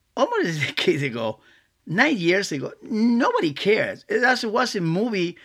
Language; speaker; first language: English; non-native, fluent; Spanish